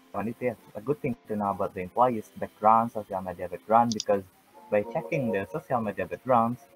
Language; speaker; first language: English; non-native, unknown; Indonesian